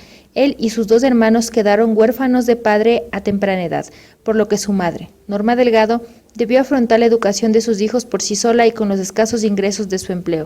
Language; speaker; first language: Spanish; native; Spanish